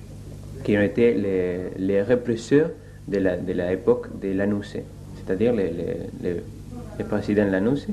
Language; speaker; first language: French; non-native, fluent; Spanish